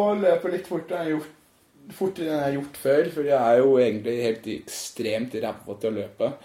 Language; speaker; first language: Norwegian; non-native, fluent; English